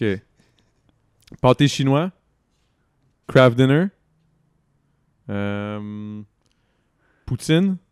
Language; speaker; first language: French; native; French